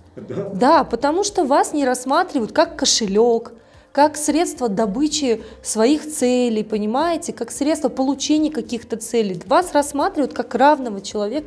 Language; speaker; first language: Russian; non-native, local second language; Tajik